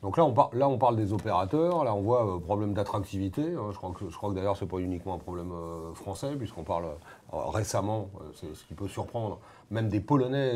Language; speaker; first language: French; native; French